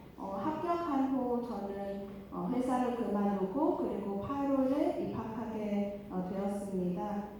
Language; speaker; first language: Korean; non-native, fluent; Vietnamese